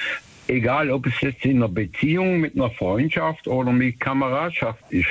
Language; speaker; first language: German; native; German